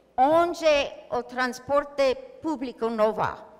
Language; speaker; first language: Portuguese; non-native, learner; English